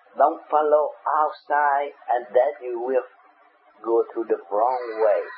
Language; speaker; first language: English; non-native, learner; Vietnamese